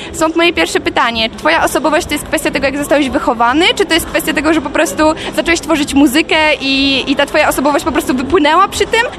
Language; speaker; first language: Polish; native; Polish